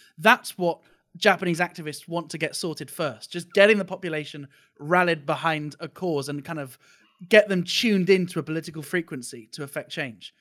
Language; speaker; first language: English; native; English